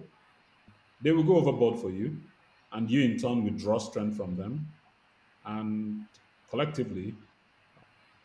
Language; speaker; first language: English; non-native, local second language; Igbo